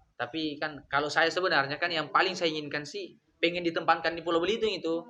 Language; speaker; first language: Indonesian; non-native, local second language; Buginese